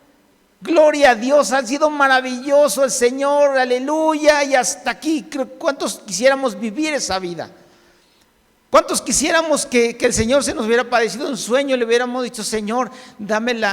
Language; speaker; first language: Spanish; native; Spanish